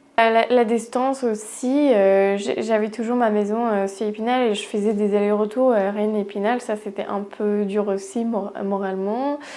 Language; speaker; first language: French; non-native, fluent; English